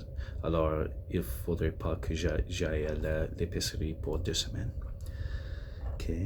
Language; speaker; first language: French; non-native, local second language; English